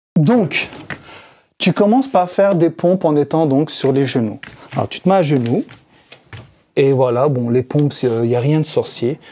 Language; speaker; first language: French; native; French